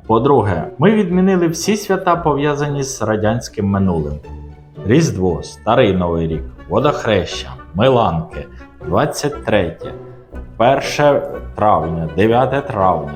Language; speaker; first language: Ukrainian; non-native, local second language; Russian